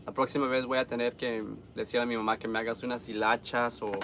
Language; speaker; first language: Spanish; early bilingual, heritage; Spanish